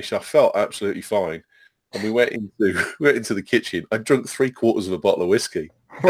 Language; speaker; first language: English; native; English